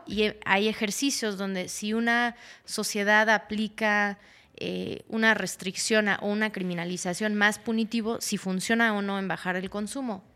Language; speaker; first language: Spanish; early bilingual, heritage; Spanish